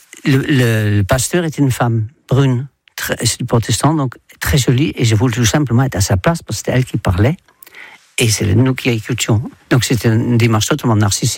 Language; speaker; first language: French; non-native, fluent; Dutch